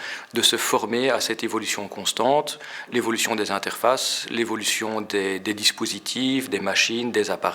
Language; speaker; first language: French; native; French